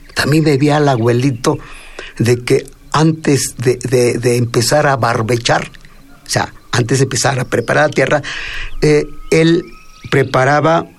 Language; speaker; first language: Spanish; non-native, local second language; Mixtepec Mixtec